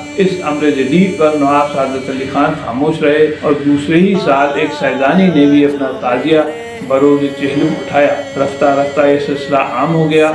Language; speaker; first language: Urdu; native; Urdu